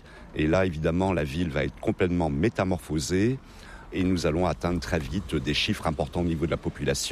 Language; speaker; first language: French; native; French